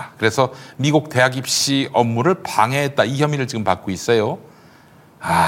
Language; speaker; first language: Korean; native; Korean